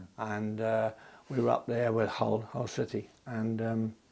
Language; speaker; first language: English; native; English